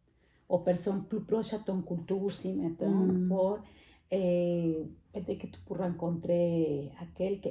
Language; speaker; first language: French; non-native, fluent; Spanish